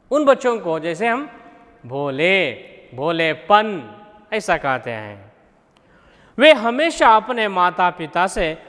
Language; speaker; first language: Hindi; non-native, local second language; Kannada